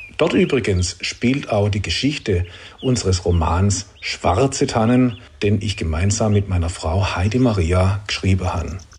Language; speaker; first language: German; native; German